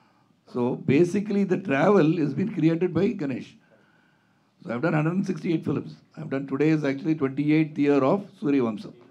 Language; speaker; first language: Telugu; non-native, learner; Tamil